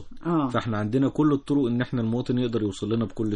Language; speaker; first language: Arabic; native; Arabic